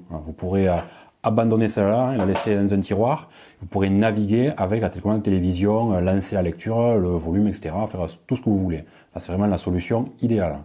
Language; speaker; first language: French; native; French